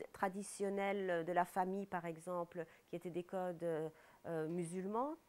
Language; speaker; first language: French; non-native, fluent; Persian